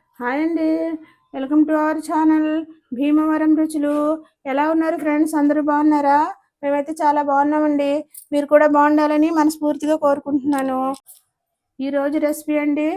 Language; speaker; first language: Telugu; native; Telugu